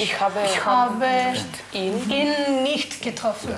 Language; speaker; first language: German; non-native, learner; Russian